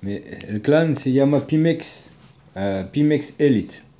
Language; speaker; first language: Spanish; non-native, learner; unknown